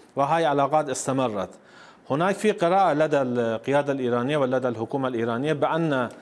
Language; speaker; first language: Arabic; non-native, fluent; Persian